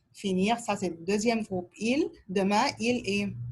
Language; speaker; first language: French; non-native, fluent; Arabic